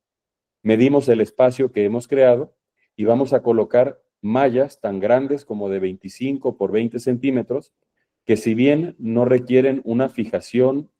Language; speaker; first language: Spanish; native; Spanish